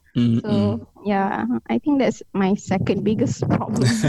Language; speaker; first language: English; native; English